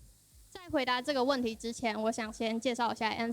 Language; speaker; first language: Chinese; native; Chinese